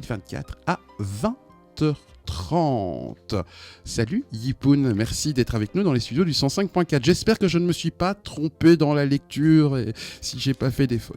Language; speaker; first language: French; native; French